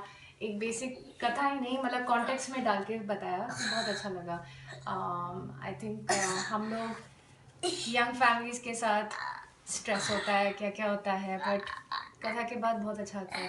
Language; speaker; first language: Hindi; native; Hindi